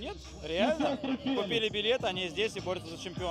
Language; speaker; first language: Russian; native; Russian